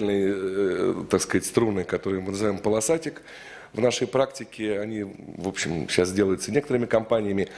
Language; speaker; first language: Russian; native; Russian